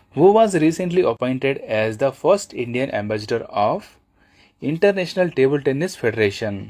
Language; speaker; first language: English; non-native, local second language; Telugu